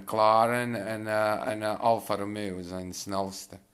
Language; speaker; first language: Dutch; non-native, local second language; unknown